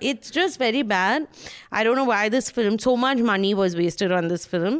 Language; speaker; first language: English; native; English